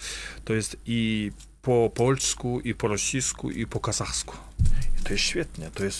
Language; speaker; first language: Polish; non-native, fluent; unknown